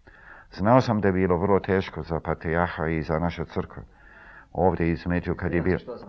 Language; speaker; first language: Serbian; early bilingual, heritage; Serbian